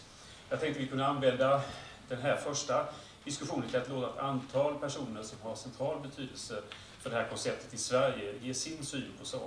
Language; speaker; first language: Swedish; native; Swedish